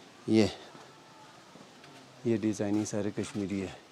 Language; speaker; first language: Hindi; non-native, local second language; Balti